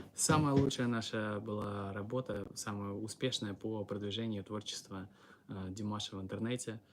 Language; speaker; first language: Russian; native; Russian